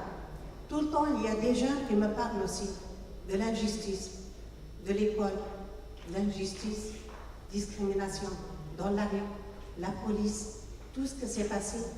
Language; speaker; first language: French; non-native, local second language; Arabic